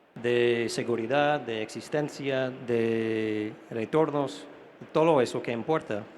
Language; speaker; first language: Spanish; non-native, fluent; English